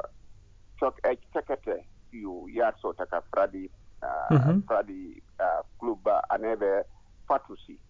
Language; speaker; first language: Hungarian; non-native, learner; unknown